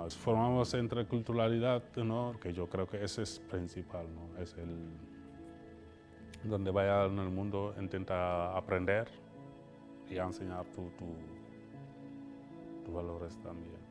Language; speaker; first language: Spanish; non-native, fluent; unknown